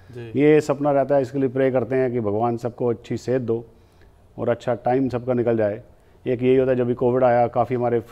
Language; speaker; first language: Hindi; native; Hindi